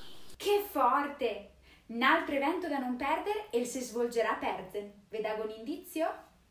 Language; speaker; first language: Italian; native; Italian